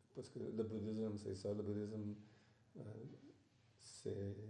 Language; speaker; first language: French; non-native, fluent; English